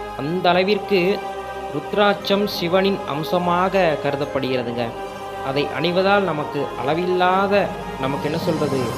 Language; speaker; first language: Tamil; native; Tamil